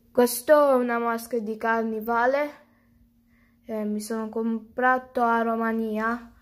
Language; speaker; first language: Italian; early bilingual, other home language; Romanian